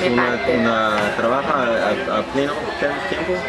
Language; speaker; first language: Spanish; non-native, learner; Danish